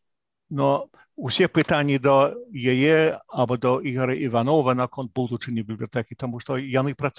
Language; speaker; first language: Belarusian; non-native, fluent; English